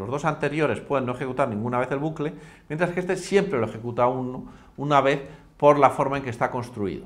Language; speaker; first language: Spanish; native; Spanish